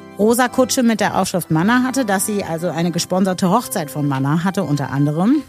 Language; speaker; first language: German; native; German